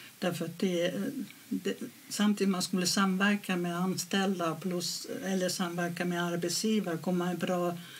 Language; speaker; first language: Swedish; non-native, fluent; Finnish